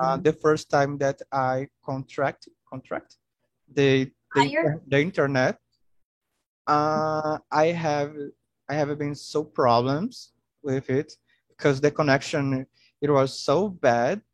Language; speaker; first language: English; non-native, learner; Portuguese